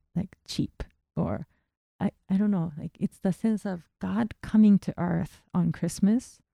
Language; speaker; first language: English; non-native, fluent; Japanese